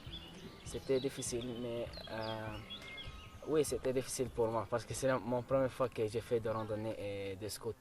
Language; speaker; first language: French; non-native, learner; Arabic